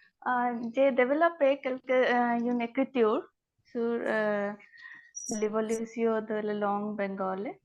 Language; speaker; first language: French; non-native, learner; Bangla